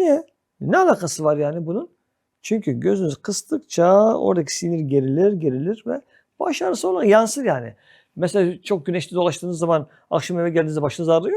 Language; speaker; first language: Turkish; native; Turkish